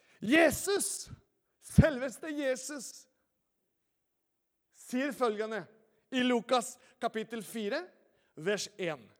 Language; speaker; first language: Norwegian; non-native, fluent; Spanish